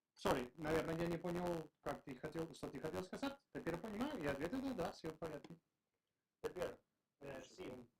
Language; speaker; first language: Russian; non-native, learner; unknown